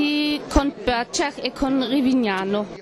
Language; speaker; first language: Italian; non-native, learner; German